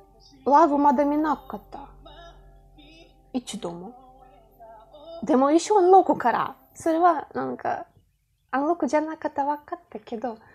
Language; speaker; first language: Japanese; non-native, learner; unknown